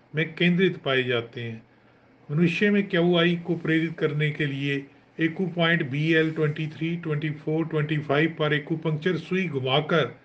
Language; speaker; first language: Hindi; non-native, local second language; Punjabi